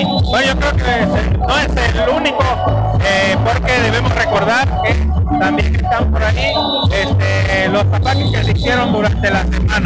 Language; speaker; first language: Spanish; native; Spanish